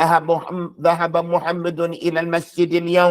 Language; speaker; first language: Arabic; non-native, fluent; English